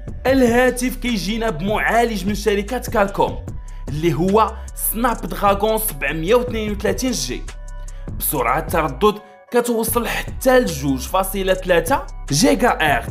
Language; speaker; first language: Arabic; native; Arabic